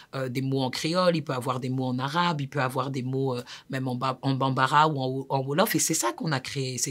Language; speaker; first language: French; native; French